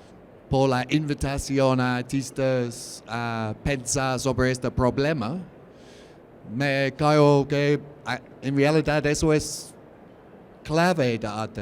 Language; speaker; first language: Spanish; non-native, learner; English